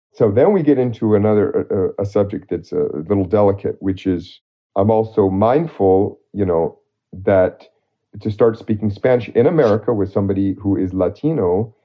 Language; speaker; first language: English; native; English